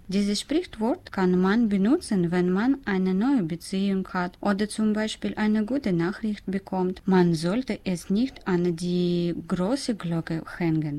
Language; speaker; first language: German; non-native, learner; Russian